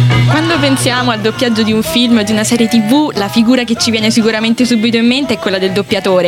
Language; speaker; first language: Italian; native; Italian